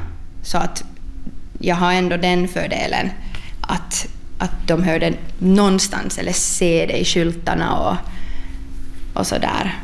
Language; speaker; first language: Swedish; non-native, local second language; Finnish